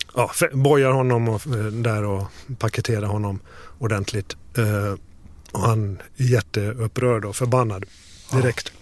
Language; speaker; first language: Swedish; native; Swedish